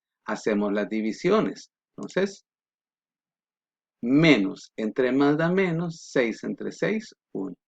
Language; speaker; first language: Spanish; native; Spanish